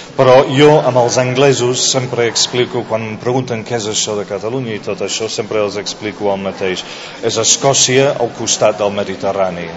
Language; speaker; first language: Catalan; non-native, fluent; English